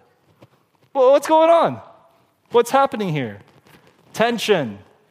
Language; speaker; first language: English; native; English